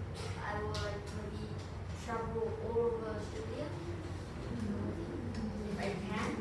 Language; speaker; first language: English; non-native, learner; Vietnamese